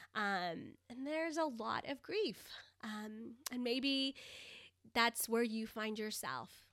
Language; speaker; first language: English; early bilingual, other home language; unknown